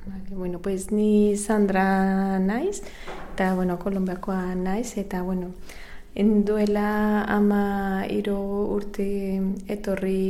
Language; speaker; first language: Basque; non-native, learner; Spanish